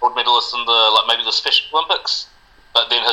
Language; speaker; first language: English; non-native, local second language; Spanish